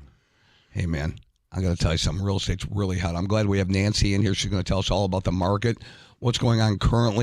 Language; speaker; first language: English; native; English